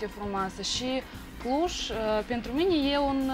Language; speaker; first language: Romanian; non-native, learner; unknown